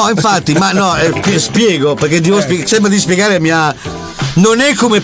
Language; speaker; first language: Italian; native; Italian